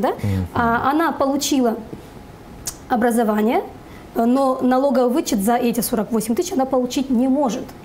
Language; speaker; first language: Russian; native; Russian